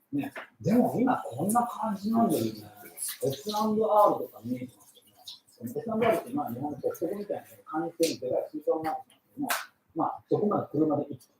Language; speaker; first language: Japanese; native; Japanese